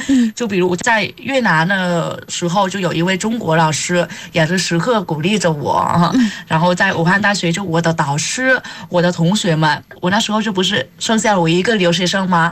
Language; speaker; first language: Chinese; non-native, fluent; Vietnamese